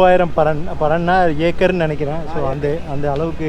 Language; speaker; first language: Tamil; native; Tamil